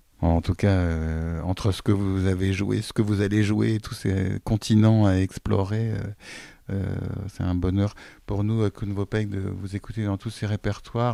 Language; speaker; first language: French; native; French